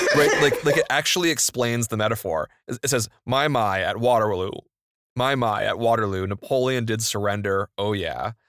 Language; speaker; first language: English; native; English